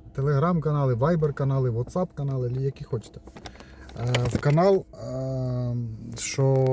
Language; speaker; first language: Ukrainian; non-native, local second language; Russian